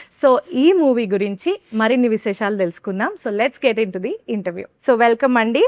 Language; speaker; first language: Telugu; native; Telugu